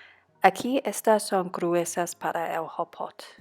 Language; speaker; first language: Spanish; non-native, fluent; Cantonese